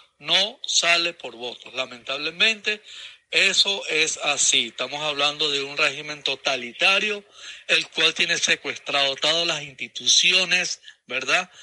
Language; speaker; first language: Spanish; native; Spanish